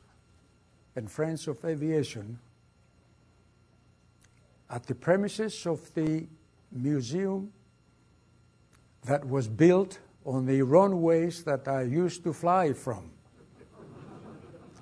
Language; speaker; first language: English; non-native, fluent; Greek